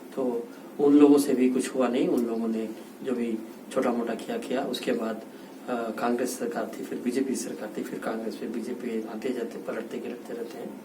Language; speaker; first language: Hindi; non-native, local second language; Kannada